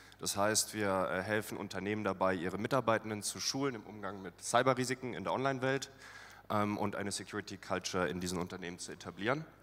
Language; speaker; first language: German; native; German